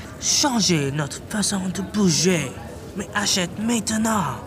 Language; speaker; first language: French; non-native, learner; English